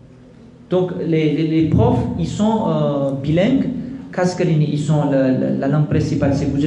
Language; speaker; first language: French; non-native, local second language; Gujarati